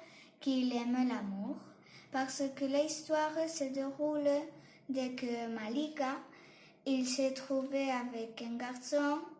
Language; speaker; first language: French; non-native, learner; Catalan